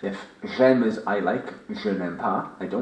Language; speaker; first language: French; non-native, fluent; English